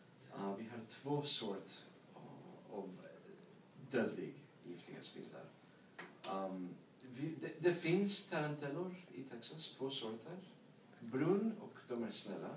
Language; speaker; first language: Swedish; non-native, learner; English